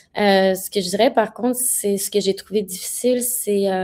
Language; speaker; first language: French; native; French